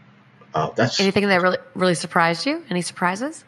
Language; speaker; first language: English; native; English